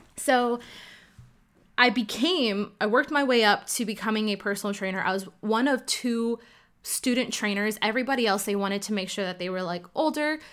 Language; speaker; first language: English; early bilingual, other home language; Cantonese